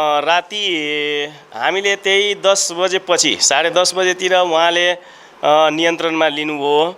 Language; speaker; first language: Nepali; non-native, local second language; Maithili